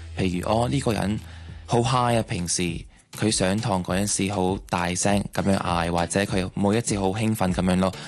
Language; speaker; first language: Cantonese; non-native, local second language; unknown